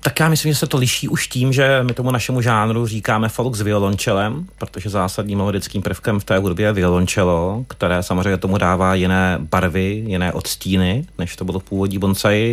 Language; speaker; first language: Czech; native; Czech